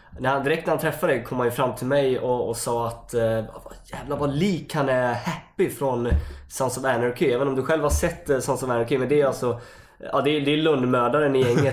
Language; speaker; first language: Swedish; native; Swedish